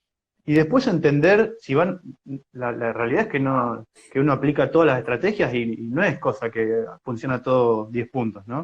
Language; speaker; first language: Spanish; native; Spanish